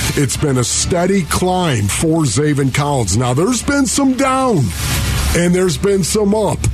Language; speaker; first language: English; native; English